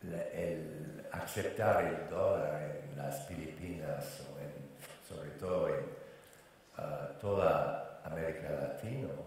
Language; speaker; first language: Spanish; non-native, fluent; English